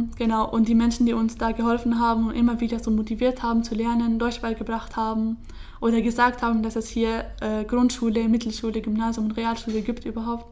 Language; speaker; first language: German; early bilingual, other home language; Kurdish